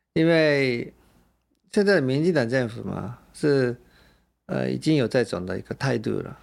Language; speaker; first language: Chinese; non-native, fluent; Japanese